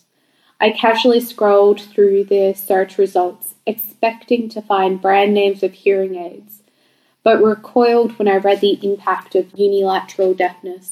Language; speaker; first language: English; native; English